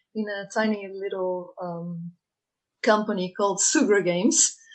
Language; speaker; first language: English; non-native, fluent; Portuguese